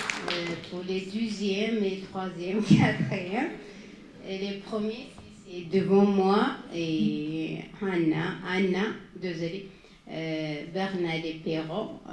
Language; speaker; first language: French; non-native, learner; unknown